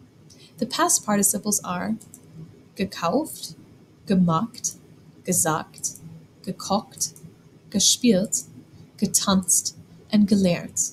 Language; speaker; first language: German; non-native, fluent; English